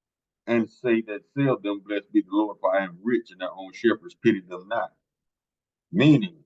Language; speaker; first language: English; native; English